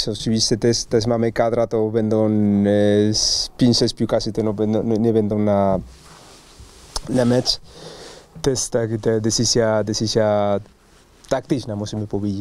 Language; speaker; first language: Polish; non-native, learner; Spanish